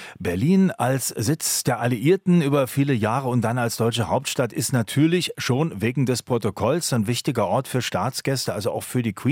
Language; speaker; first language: German; native; German